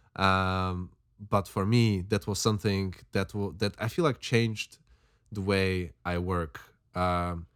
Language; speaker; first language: English; non-native, fluent; Slovak